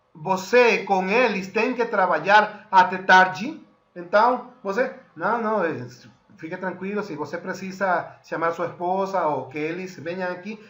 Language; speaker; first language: Portuguese; non-native, fluent; Spanish